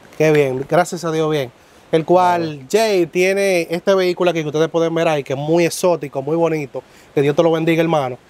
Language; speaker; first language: Spanish; native; Spanish